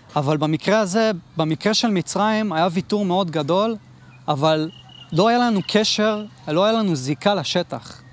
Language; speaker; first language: Hebrew; native; Hebrew